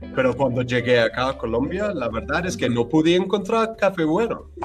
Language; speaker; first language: Spanish; non-native, fluent; English